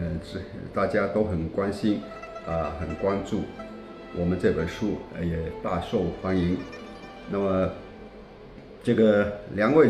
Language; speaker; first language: Chinese; non-native, local second language; Min Nan Chinese